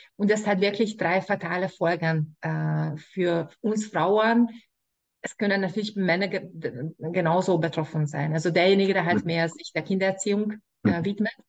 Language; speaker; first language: German; non-native, fluent; Hungarian